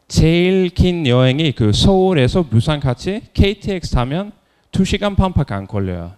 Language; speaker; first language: Korean; non-native, fluent; Norwegian